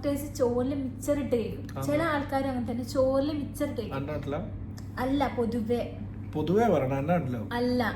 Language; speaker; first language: Malayalam; native; Malayalam